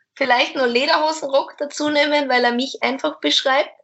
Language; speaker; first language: German; native; German